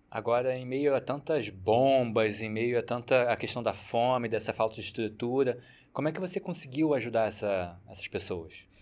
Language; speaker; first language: Portuguese; native; Portuguese